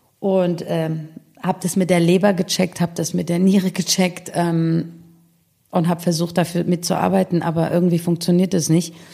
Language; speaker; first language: German; early bilingual, other home language; Persian